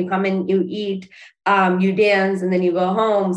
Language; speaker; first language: English; non-native, local second language; Urdu